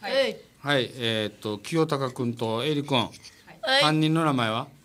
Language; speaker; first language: Japanese; native; Japanese